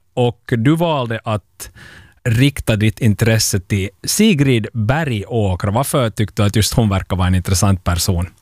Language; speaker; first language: Swedish; native; Swedish